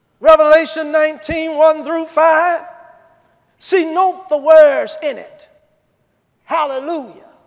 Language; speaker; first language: English; native; English